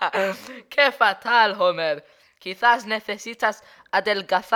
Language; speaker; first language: Spanish; non-native, learner; English